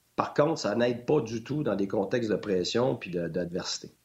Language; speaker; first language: French; native; French